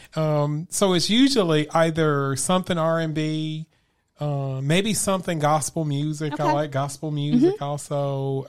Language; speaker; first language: English; native; English